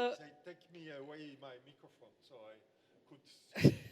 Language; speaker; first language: English; non-native, fluent; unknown